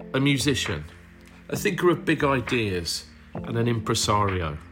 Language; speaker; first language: English; native; English